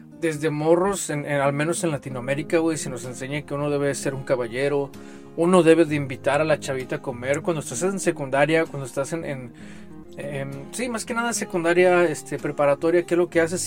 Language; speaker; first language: Spanish; native; Spanish